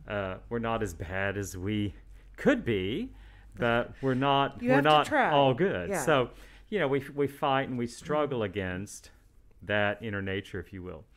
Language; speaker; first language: English; native; English